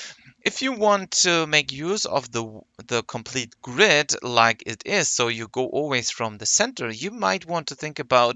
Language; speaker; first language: English; non-native, fluent; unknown